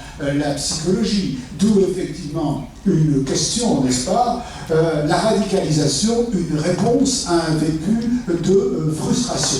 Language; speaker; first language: French; native; French